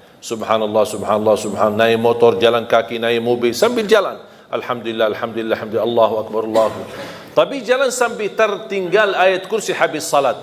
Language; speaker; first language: Indonesian; non-native, fluent; Arabic